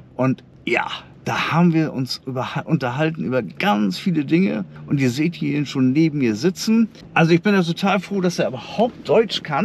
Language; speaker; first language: German; native; German